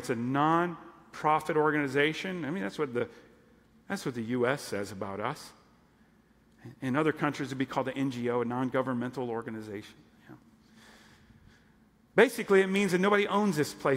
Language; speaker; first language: English; native; English